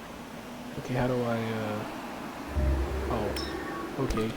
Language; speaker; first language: English; native; English